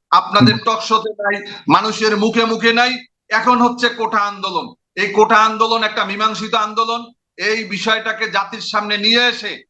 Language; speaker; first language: Bangla; native; Bangla